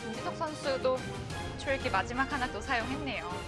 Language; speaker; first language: Korean; native; Korean